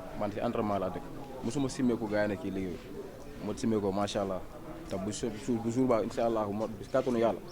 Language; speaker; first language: Wolof; native; Wolof